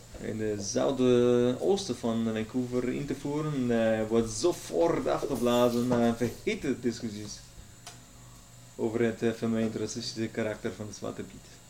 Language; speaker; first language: Dutch; non-native, learner; German